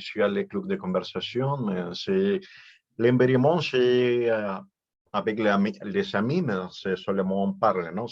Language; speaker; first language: French; non-native, learner; Spanish